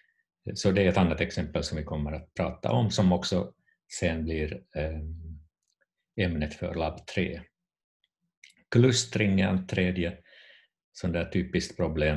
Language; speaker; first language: Swedish; non-native, fluent; Finnish